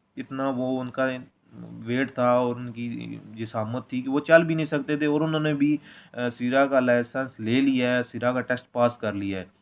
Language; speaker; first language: Hindi; non-native, local second language; Punjabi